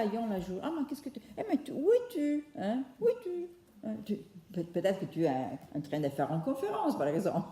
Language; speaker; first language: French; non-native, fluent; Italian